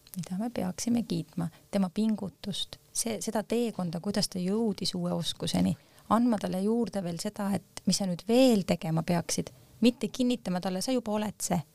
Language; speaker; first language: Estonian; native; Estonian